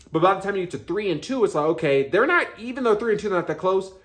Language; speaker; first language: English; native; English